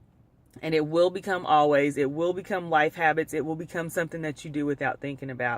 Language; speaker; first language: English; native; English